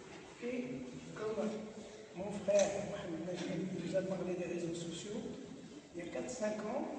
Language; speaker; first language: French; non-native, local second language; Arabic